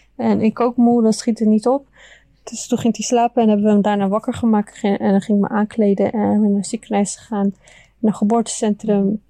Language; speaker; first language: Dutch; early bilingual, other home language; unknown